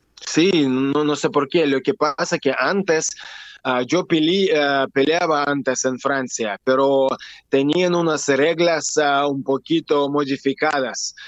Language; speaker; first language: Spanish; non-native, learner; Russian